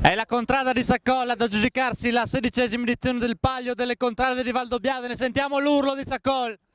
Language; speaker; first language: Italian; native; Italian